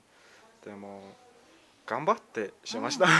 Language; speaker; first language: Japanese; non-native, learner; Mongolian